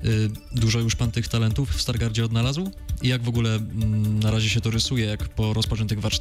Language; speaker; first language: Polish; native; Polish